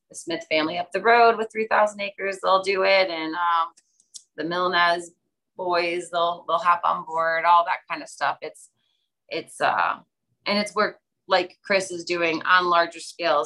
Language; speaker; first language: English; native; English